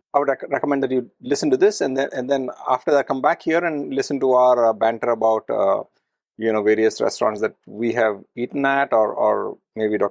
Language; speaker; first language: English; non-native, local second language; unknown